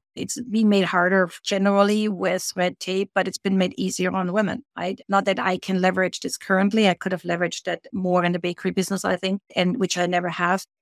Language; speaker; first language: English; non-native, fluent; German